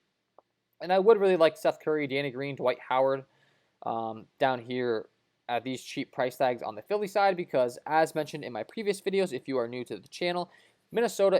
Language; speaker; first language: English; native; English